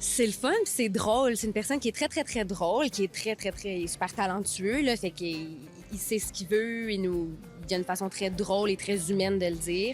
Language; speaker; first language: French; native; French